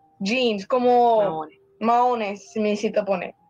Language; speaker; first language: Spanish; early bilingual, heritage; Spanish